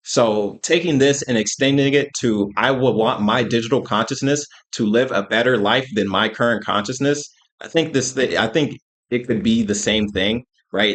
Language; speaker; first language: English; native; English